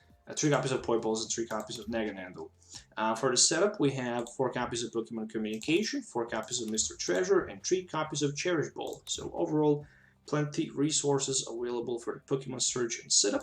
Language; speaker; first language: English; non-native, fluent; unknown